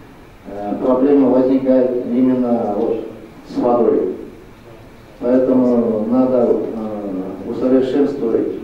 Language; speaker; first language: Russian; non-native, local second language; Kyrgyz